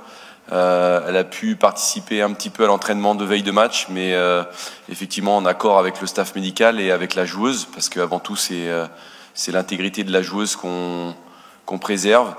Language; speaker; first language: French; native; French